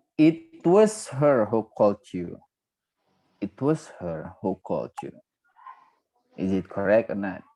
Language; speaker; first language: English; non-native, learner; Indonesian